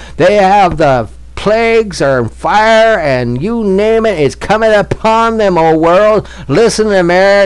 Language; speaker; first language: English; native; English